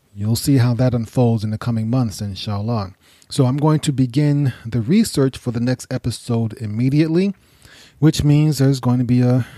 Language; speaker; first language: English; native; English